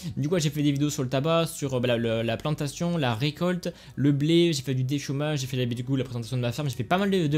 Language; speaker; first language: French; native; French